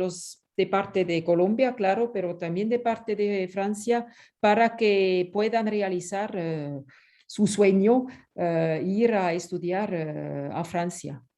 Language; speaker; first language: Spanish; non-native, fluent; French